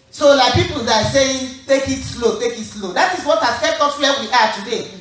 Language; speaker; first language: English; non-native, local second language; Igbo